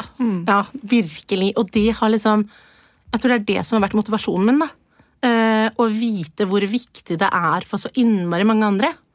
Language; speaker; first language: Norwegian; early bilingual, other home language; Persian